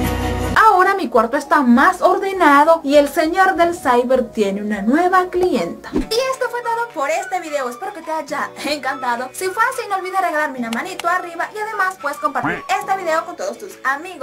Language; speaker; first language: Spanish; native; Spanish